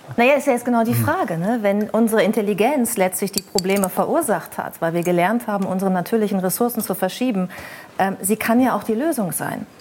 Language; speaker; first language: German; native; German